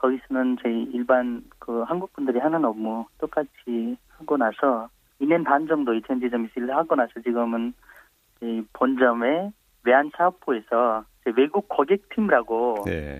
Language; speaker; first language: Korean; non-native, fluent; Nepali